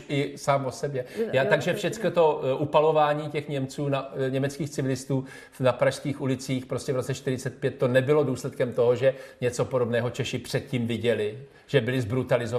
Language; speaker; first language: Czech; native; Czech